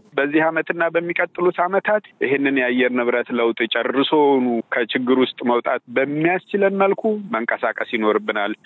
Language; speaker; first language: Amharic; native; Amharic